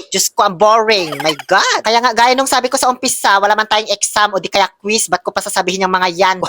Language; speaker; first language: Filipino; native; Filipino